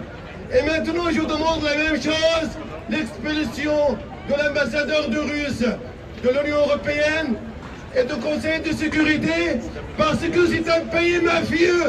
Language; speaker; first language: French; non-native, fluent; Arabic